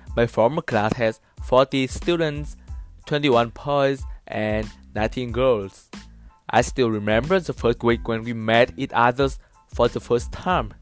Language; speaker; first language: English; non-native, learner; Vietnamese